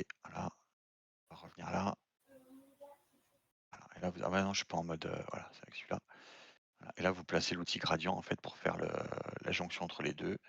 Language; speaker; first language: French; native; French